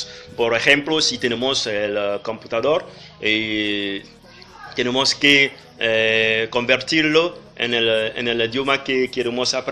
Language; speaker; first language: Spanish; non-native, learner; French